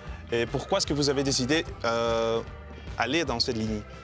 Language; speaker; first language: French; non-native, learner; Spanish